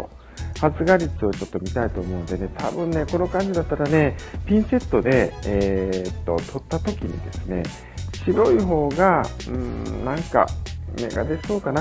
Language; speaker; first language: Japanese; native; Japanese